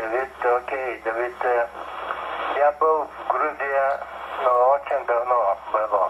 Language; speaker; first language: Russian; non-native, learner; Bulgarian